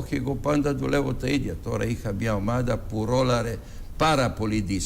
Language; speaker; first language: Greek; non-native, fluent; Serbian